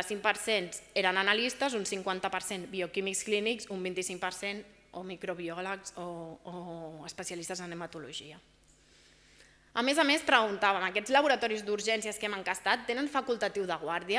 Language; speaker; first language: Catalan; native; Catalan